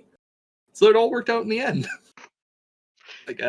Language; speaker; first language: English; native; English